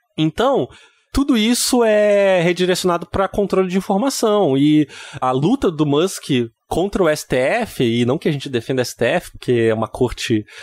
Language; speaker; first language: Portuguese; native; Portuguese